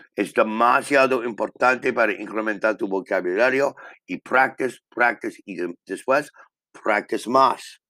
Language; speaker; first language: Spanish; non-native, learner; English